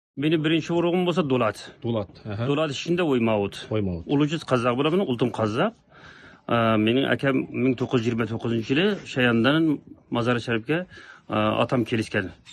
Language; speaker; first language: Kazakh; early bilingual, heritage; Kazakh